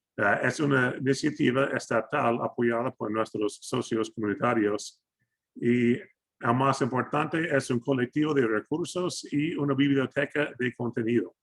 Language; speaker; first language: Spanish; non-native, fluent; English